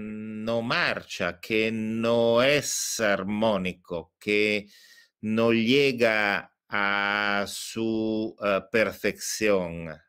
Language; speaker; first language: Spanish; non-native, fluent; Italian